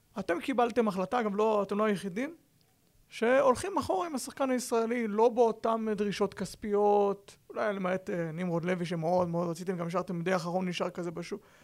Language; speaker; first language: Hebrew; native; Hebrew